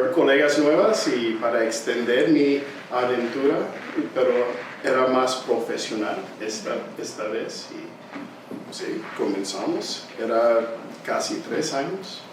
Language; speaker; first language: Spanish; early bilingual, heritage; English